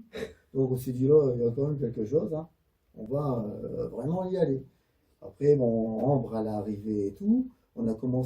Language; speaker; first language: French; native; French